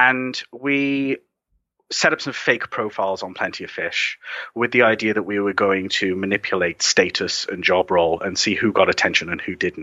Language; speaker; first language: English; native; English